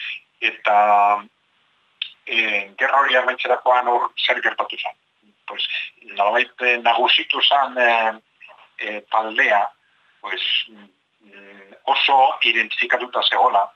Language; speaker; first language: Basque; native; Basque